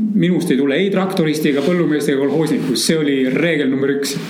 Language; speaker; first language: Estonian; native; Estonian